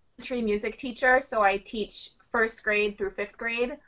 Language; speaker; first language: English; native; English